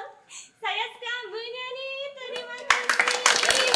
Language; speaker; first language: Indonesian; non-native, learner; Japanese